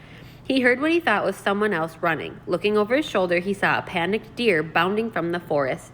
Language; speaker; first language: English; native; English